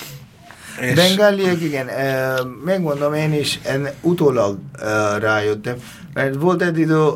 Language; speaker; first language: Hungarian; non-native, fluent; Bangla